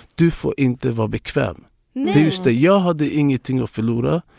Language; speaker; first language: Swedish; non-native, local second language; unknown